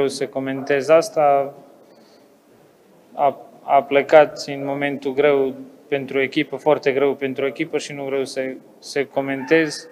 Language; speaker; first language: Romanian; non-native, fluent; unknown